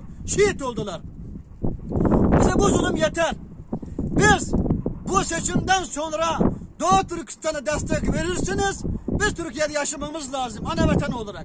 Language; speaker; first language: Turkish; non-native, learner; Uyghur